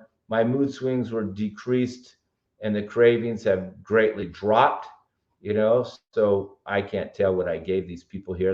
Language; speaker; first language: English; native; English